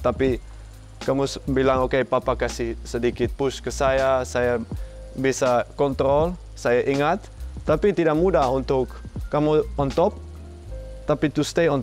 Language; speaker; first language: Indonesian; non-native, fluent; Dutch